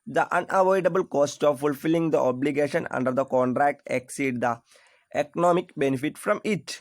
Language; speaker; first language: English; non-native, local second language; Malayalam